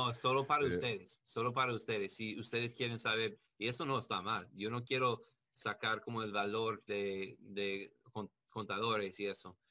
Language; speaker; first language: Spanish; non-native, learner; English